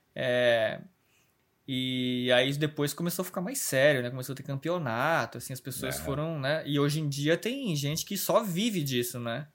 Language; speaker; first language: Portuguese; native; Portuguese